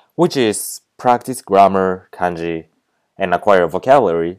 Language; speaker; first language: English; non-native, fluent; Japanese